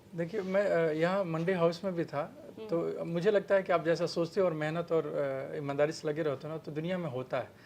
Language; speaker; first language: Hindi; native; Hindi